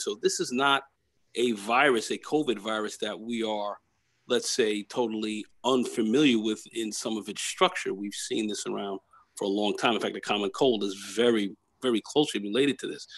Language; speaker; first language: English; native; English